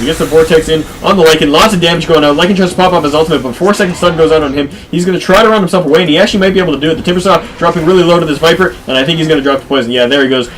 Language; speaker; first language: English; native; English